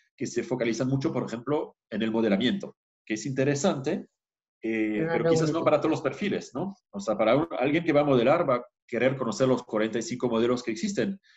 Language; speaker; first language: Spanish; non-native, fluent; French